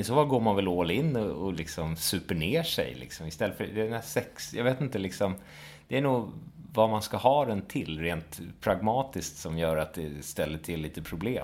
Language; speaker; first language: Swedish; native; Swedish